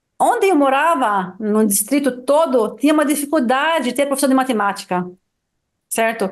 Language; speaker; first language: Portuguese; non-native, fluent; Arabic